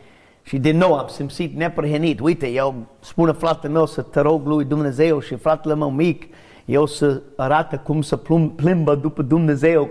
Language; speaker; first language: Romanian; non-native, learner; English